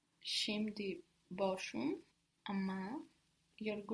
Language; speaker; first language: Turkish; non-native, learner; English